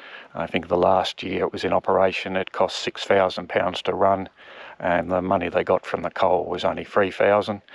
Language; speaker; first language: English; native; English